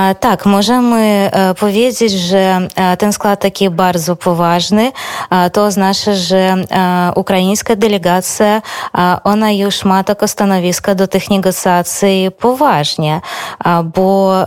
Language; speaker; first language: Polish; non-native, fluent; Belarusian